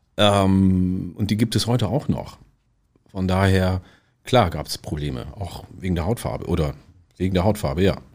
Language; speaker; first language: German; early bilingual, other home language; Oromo